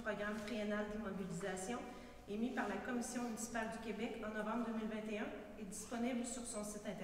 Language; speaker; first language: French; native; French